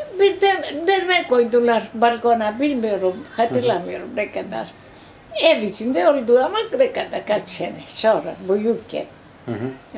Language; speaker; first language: Turkish; non-native, local second language; Greek